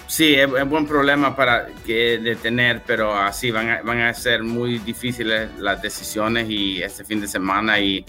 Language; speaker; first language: Spanish; early bilingual, heritage; English